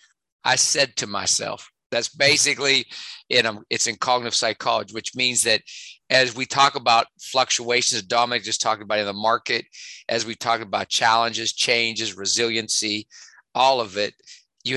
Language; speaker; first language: English; native; English